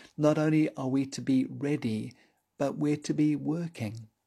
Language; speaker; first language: English; native; English